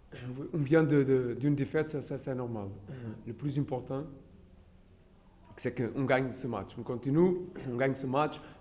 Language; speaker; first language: French; non-native, fluent; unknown